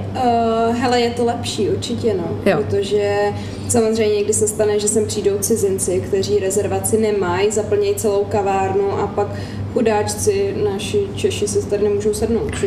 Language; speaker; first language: Czech; native; Czech